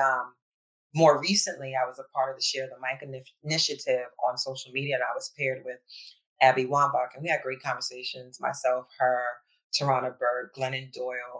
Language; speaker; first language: English; native; English